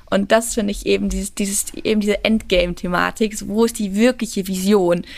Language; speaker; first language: German; native; German